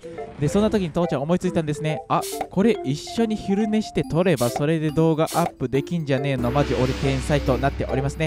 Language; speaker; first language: Japanese; native; Japanese